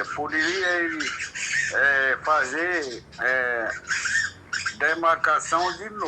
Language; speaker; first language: Portuguese; non-native, local second language; Kayapó